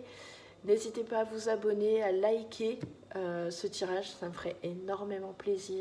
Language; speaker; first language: French; native; French